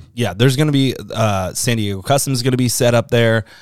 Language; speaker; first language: English; native; English